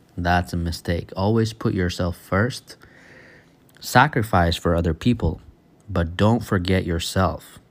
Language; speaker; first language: English; non-native, fluent; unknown